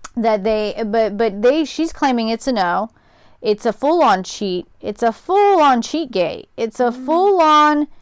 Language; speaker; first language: English; native; English